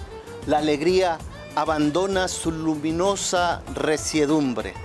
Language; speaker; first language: Spanish; native; Spanish